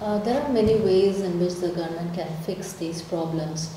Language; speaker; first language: English; non-native, local second language; Malayalam